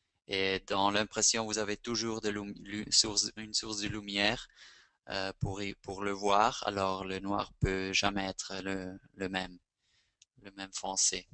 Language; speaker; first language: French; non-native, fluent; Spanish